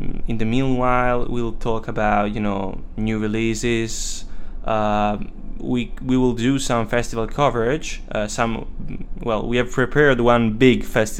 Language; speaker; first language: English; non-native, fluent; Italian